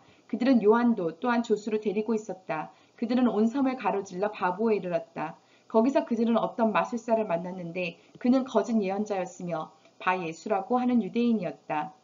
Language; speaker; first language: Korean; native; Korean